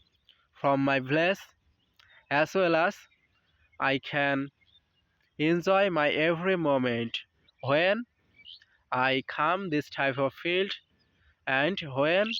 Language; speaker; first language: English; non-native, learner; Bangla